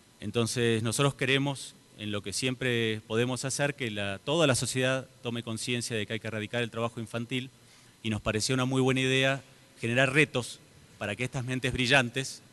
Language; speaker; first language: Spanish; native; Spanish